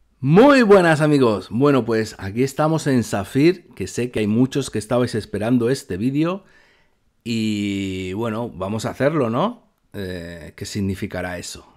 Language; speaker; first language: Spanish; native; Spanish